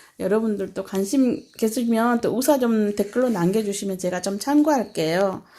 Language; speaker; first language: Korean; native; Korean